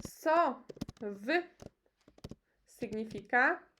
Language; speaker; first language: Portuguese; non-native, fluent; Polish